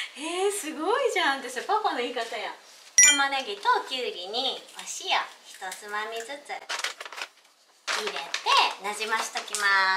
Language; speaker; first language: Japanese; native; Japanese